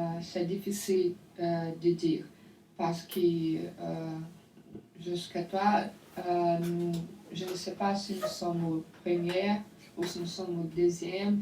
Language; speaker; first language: French; non-native, learner; Portuguese